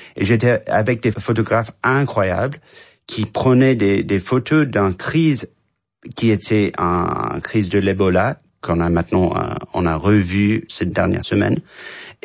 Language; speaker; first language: French; non-native, fluent; English